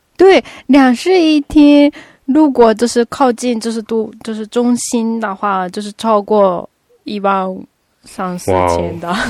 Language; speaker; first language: Chinese; non-native, fluent; Japanese